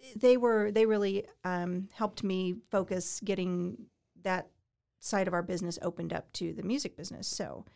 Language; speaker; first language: English; native; English